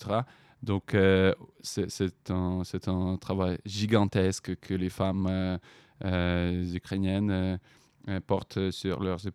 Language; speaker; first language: French; non-native, fluent; Ukrainian